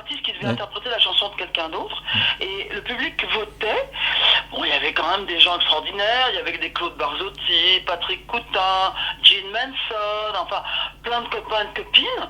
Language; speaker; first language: French; native; French